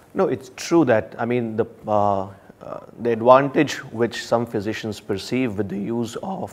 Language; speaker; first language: English; non-native, local second language; Hindi